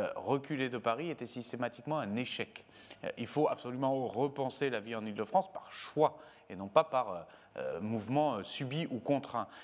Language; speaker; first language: French; native; French